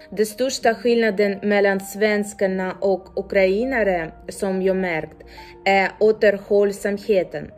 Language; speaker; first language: Swedish; non-native, learner; Ukrainian